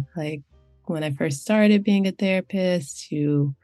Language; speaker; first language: English; native; English